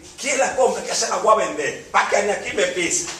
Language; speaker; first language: Spanish; native; Spanish